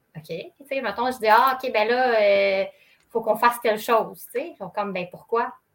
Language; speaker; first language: French; native; French